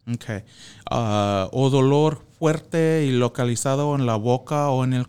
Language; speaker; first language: Spanish; non-native, fluent; English